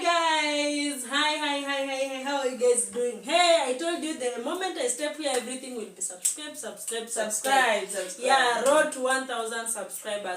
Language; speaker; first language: English; non-native, local second language; Swahili